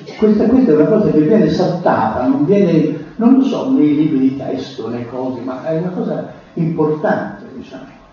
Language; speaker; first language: Italian; native; Italian